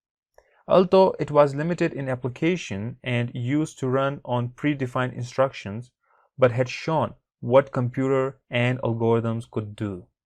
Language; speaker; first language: English; non-native, fluent; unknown